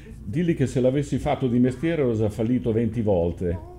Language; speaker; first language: Italian; native; Italian